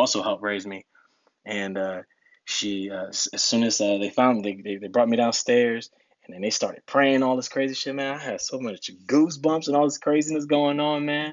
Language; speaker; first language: English; early bilingual, other home language; Spanish